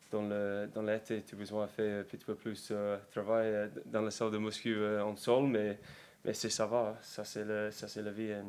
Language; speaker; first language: French; non-native, learner; English